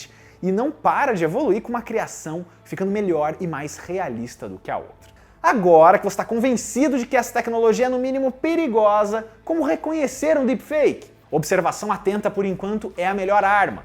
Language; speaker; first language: Portuguese; native; Portuguese